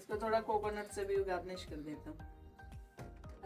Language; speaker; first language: Hindi; native; Hindi